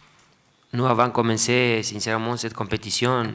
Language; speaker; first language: French; non-native, learner; Spanish